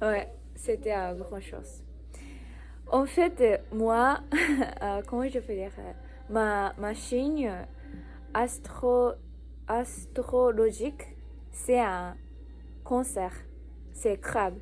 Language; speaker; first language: French; non-native, learner; Japanese